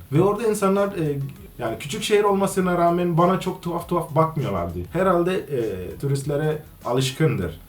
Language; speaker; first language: Turkish; non-native, fluent; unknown